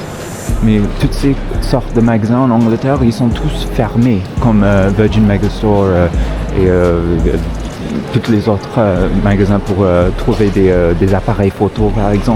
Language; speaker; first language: French; non-native, fluent; English